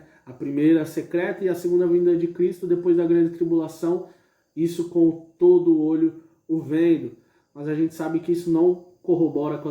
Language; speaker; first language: Portuguese; native; Portuguese